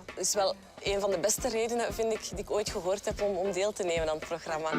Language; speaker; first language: Dutch; native; Dutch